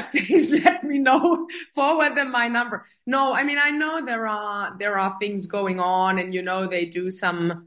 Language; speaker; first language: English; non-native, fluent; German